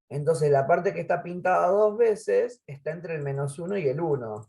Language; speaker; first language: Spanish; native; Spanish